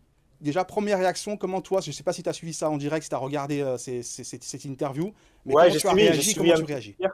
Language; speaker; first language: French; native; French